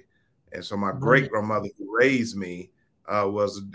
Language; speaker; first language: English; native; English